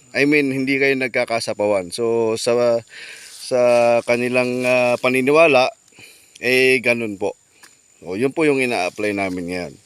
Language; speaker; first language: Filipino; native; Filipino